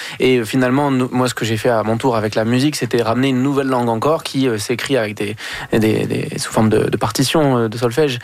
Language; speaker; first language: French; native; French